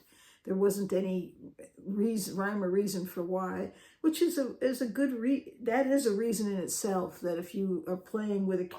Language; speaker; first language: English; native; English